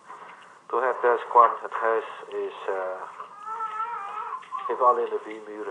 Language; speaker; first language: Dutch; non-native, learner; Vietnamese